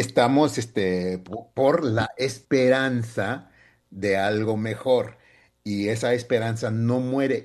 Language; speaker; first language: Spanish; early bilingual, heritage; Spanish